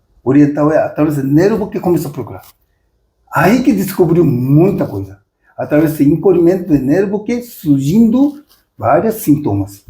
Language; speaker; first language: Portuguese; non-native, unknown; Japanese